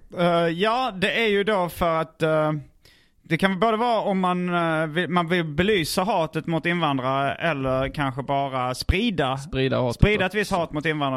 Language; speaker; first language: Swedish; native; Swedish